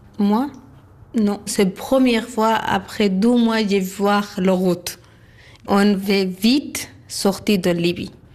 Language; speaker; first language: French; non-native, learner; Arabic